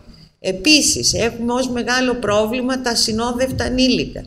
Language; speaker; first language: Greek; native; Greek